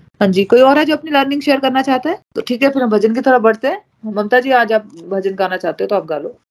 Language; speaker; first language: Hindi; native; Hindi